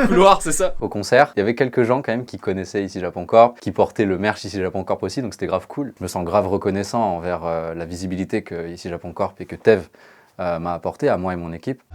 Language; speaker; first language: French; native; French